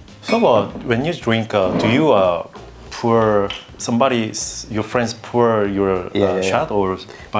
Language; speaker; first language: English; non-native, learner; Korean